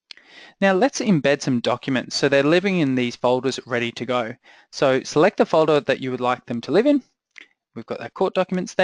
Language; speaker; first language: English; native; English